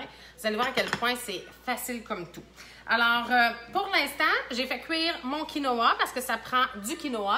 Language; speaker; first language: French; native; French